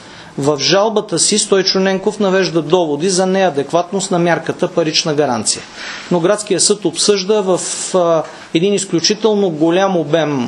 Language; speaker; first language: Bulgarian; native; Bulgarian